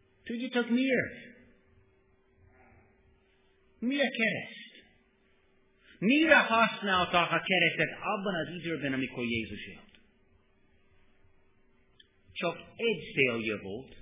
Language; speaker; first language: Hungarian; non-native, learner; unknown